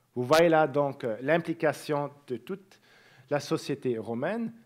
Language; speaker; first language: French; native; French